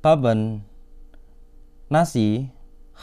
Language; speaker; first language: Korean; non-native, fluent; Indonesian